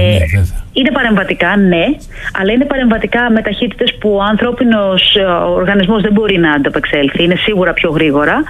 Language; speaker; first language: Greek; native; Greek